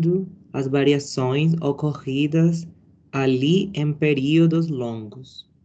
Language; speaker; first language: Portuguese; non-native, learner; Spanish